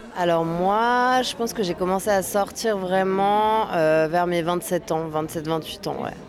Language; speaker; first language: French; native; French